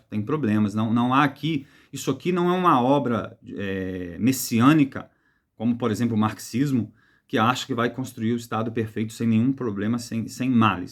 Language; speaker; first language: Portuguese; native; Portuguese